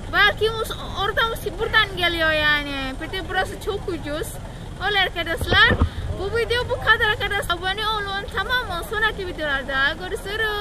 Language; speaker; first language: Turkish; non-native, learner; Javanese